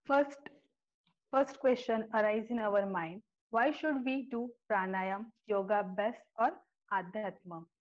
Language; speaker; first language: English; non-native, local second language; Marathi